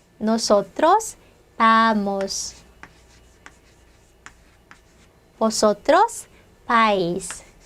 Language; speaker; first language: Spanish; non-native, fluent; Korean